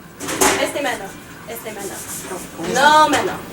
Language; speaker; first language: Spanish; non-native, learner; English